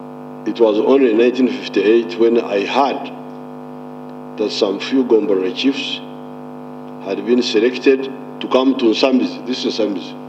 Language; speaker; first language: English; non-native, local second language; Nyankole